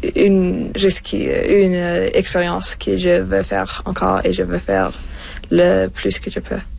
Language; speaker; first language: French; non-native, local second language; English